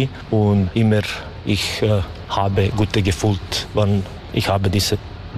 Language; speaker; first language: German; non-native, learner; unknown